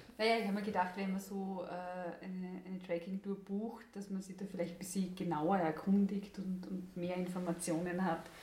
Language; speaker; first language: German; native; German